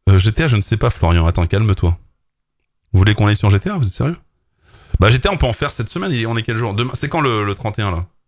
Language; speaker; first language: French; native; French